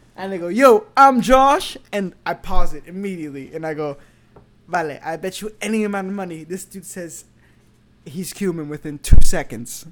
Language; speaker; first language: English; native; English